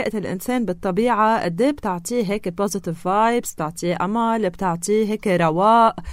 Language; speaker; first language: Arabic; native; Arabic